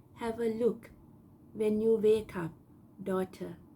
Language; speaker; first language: English; non-native, local second language; Sinhala